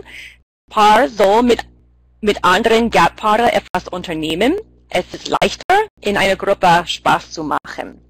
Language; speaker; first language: German; non-native, fluent; English